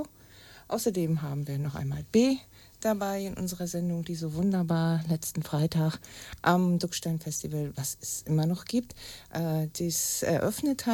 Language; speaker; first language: German; native; German